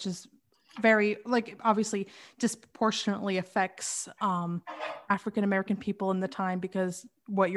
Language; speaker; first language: English; native; English